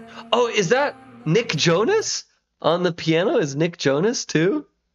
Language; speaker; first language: English; native; English